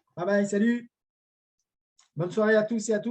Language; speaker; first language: French; native; French